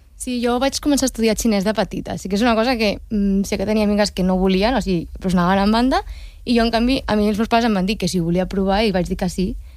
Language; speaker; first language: Catalan; native; Catalan